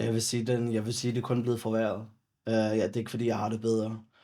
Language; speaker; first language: Danish; early bilingual, other home language; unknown